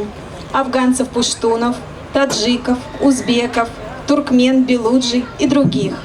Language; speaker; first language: Russian; native; Russian